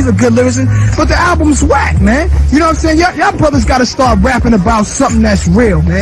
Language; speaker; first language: English; native; English